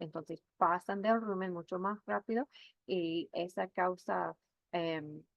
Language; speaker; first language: Spanish; non-native, fluent; English